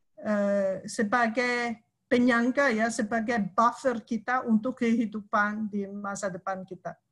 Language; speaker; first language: Indonesian; non-native, fluent; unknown